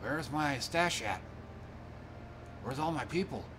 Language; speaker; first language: English; native; English